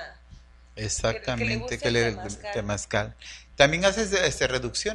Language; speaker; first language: Spanish; native; Spanish